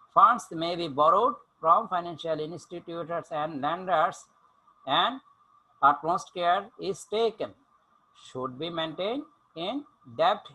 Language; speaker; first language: English; non-native, local second language; Bangla